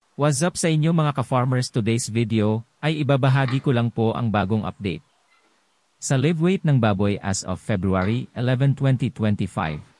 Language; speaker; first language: Filipino; non-native, local second language; Bikol